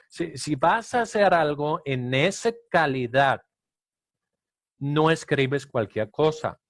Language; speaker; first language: Spanish; non-native, fluent; Danish